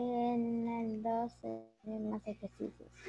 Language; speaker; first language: Spanish; native; Spanish